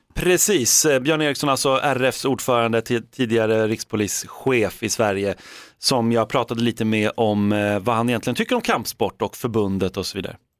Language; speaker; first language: Swedish; native; Swedish